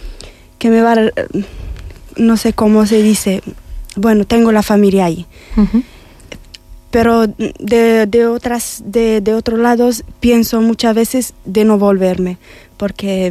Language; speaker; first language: Spanish; non-native, learner; Arabic